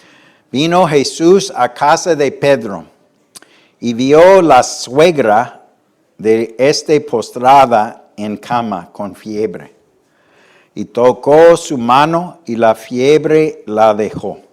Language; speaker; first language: Spanish; non-native, fluent; English